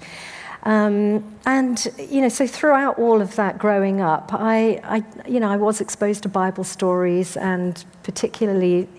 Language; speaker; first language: English; native; English